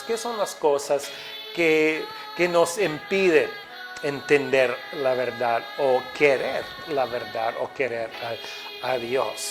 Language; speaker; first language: Spanish; non-native, fluent; English